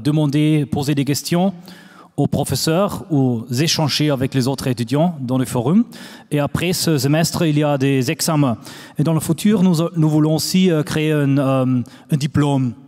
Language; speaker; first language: French; non-native, fluent; German